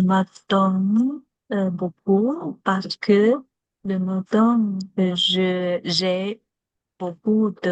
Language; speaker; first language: French; non-native, learner; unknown